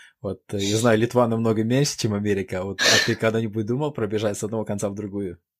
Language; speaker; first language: Russian; non-native, local second language; Ukrainian